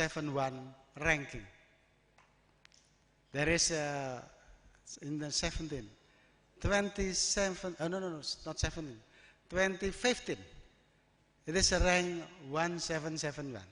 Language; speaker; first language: English; non-native, learner; Indonesian